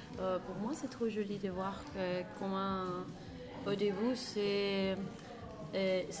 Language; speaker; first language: French; non-native, learner; Spanish